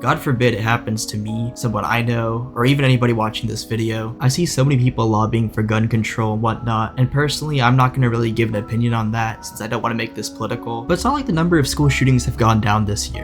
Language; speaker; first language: English; native; English